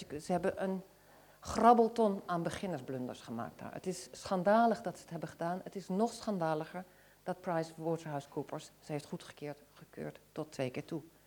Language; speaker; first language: Dutch; native; Dutch